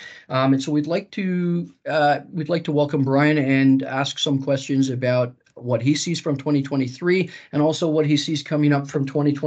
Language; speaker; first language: English; native; English